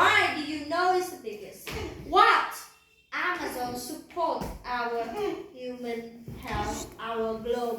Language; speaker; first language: English; non-native, learner; Vietnamese